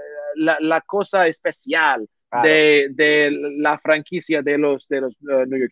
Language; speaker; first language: Spanish; non-native, learner; English